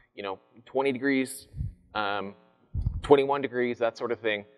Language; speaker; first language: English; native; English